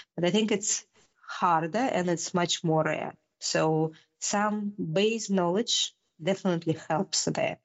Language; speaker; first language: English; non-native, fluent; Russian